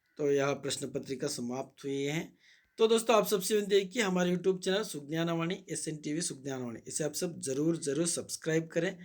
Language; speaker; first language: Hindi; non-native, local second language; Kannada